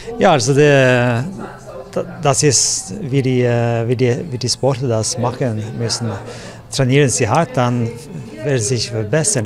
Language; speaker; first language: German; non-native, learner; Norwegian